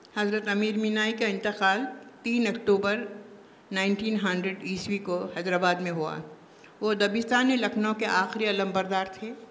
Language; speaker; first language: Urdu; native; Urdu